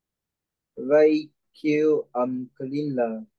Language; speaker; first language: English; non-native, learner; Vietnamese